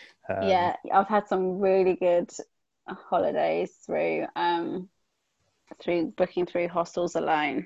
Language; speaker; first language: English; native; English